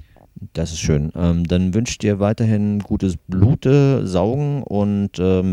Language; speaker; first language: German; native; German